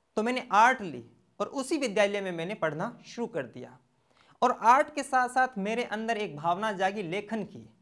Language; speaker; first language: Hindi; native; Hindi